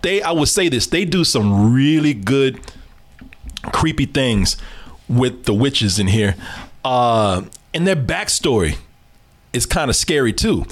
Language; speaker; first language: English; native; English